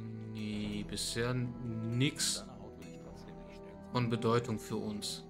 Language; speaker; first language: German; native; German